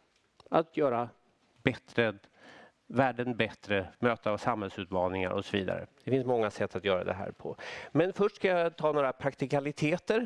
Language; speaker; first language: Swedish; native; Swedish